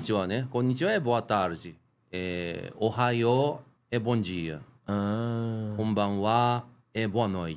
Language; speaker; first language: Portuguese; non-native, learner; Japanese